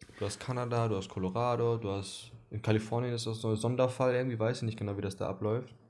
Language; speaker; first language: German; early bilingual, other home language; Greek